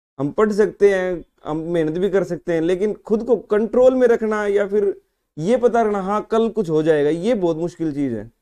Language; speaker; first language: Hindi; native; Hindi